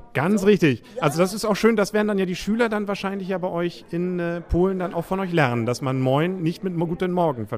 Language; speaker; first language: German; native; German